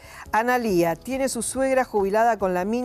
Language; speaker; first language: Spanish; native; Spanish